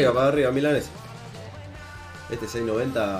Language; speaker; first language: Spanish; native; Spanish